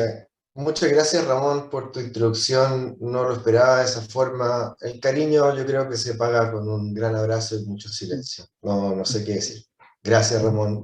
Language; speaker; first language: Spanish; native; Spanish